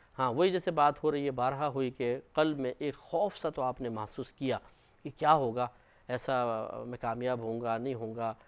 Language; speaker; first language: Urdu; native; Urdu